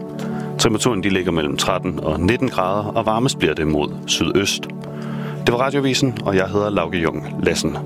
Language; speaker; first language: Danish; native; Danish